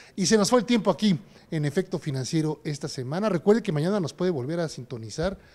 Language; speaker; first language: Spanish; native; Spanish